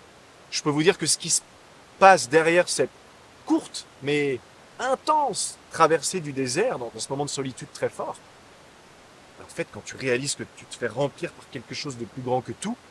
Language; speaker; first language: French; native; French